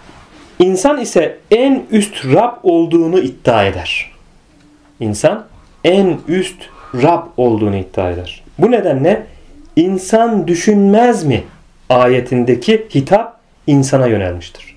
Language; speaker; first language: Turkish; native; Turkish